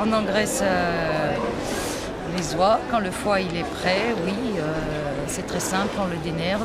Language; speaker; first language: French; native; French